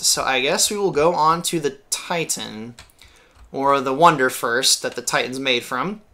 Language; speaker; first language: English; native; English